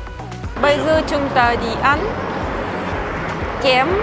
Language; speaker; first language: Vietnamese; non-native, learner; Russian